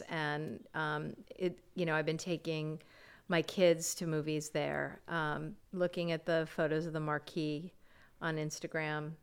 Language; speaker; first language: English; native; English